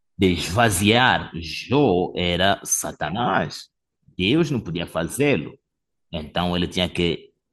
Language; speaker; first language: Portuguese; non-native, fluent; English